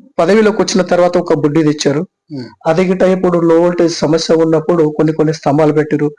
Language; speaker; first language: Telugu; non-native, local second language; Lambadi